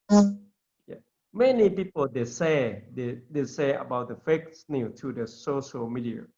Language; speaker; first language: English; non-native, learner; Lao